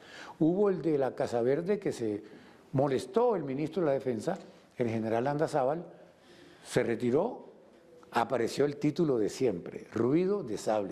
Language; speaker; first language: Spanish; native; Spanish